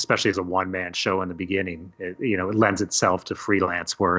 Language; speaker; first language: English; native; English